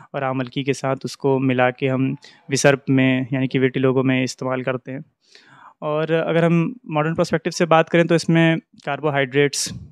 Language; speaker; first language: Hindi; native; Hindi